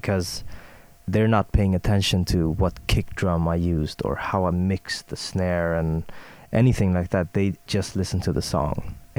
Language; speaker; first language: English; non-native, fluent; Swedish